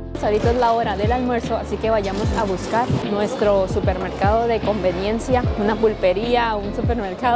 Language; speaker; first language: Spanish; native; Spanish